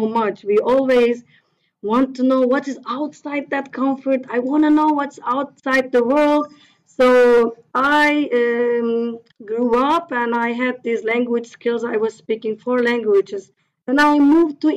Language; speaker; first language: English; non-native, fluent; Turkish